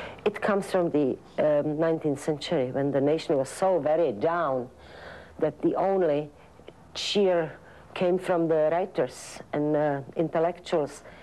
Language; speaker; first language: English; non-native, fluent; Czech